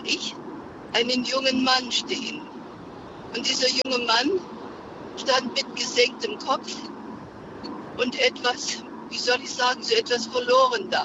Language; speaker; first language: German; native; German